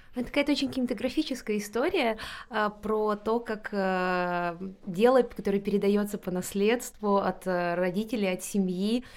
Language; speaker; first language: Russian; native; Russian